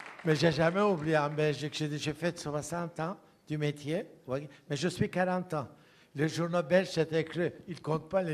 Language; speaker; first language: French; non-native, fluent; Turkish